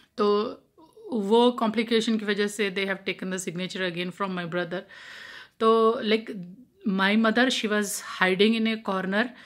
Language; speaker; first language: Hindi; non-native, local second language; Punjabi